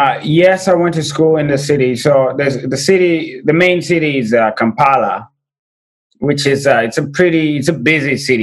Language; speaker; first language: English; non-native, local second language; Ganda